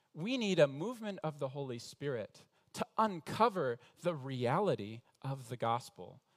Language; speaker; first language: English; native; English